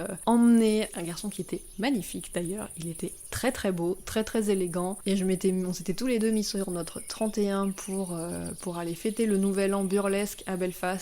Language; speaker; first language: French; native; French